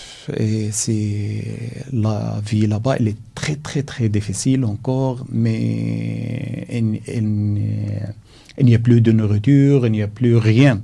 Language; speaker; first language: French; non-native, learner; Arabic